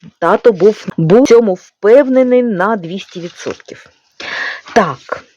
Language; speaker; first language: Ukrainian; non-native, local second language; Russian